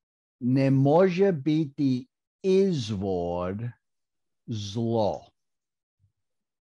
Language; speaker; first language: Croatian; early bilingual, heritage; Croatian